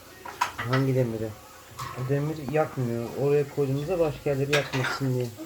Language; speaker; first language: Turkish; native; Turkish